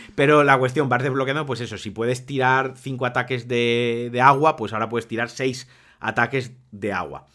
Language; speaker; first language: Spanish; native; Spanish